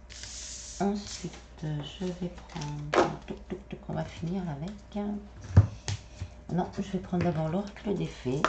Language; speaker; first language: French; native; French